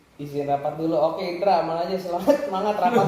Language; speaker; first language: Indonesian; native; Indonesian